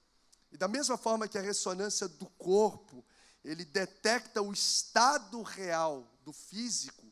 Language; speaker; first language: Portuguese; native; Portuguese